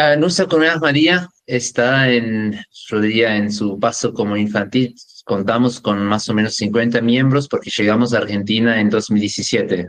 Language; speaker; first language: Spanish; non-native, fluent; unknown